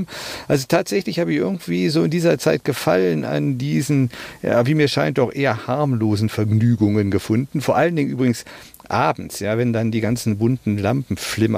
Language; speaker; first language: German; native; German